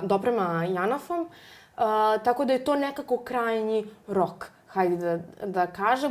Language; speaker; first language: Serbian; native; Serbian